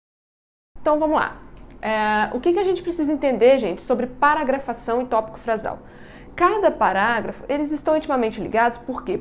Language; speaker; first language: Portuguese; native; Portuguese